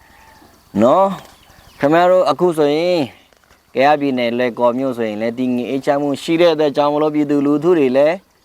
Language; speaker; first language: Burmese; non-native, local second language; Pa'o Karen